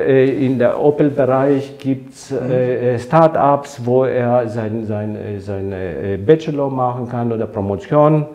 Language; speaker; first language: German; non-native, fluent; Greek